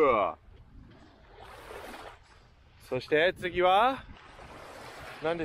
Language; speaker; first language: Japanese; non-native, fluent; English